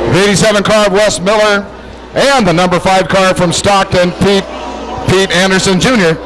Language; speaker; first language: English; native; English